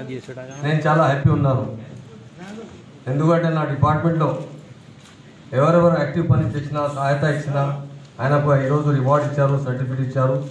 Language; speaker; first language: Telugu; non-native, local second language; Urdu